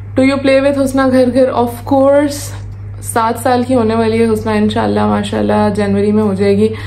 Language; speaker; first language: Urdu; native; Urdu